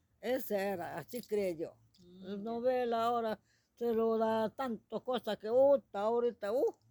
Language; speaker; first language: Spanish; non-native, local second language; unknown